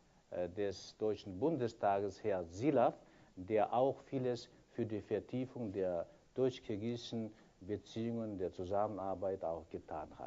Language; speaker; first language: German; non-native, fluent; Kyrgyz